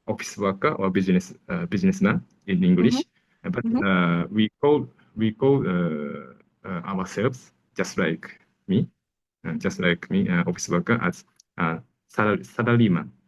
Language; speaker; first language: English; non-native, learner; Japanese